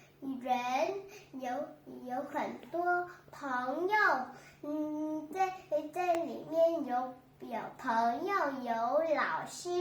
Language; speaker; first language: Chinese; non-native, learner; Vietnamese